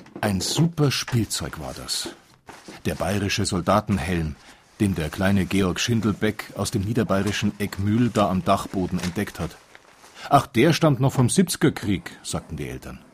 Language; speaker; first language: German; native; German